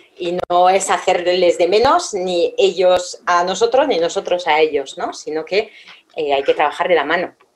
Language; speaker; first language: Spanish; non-native, fluent; French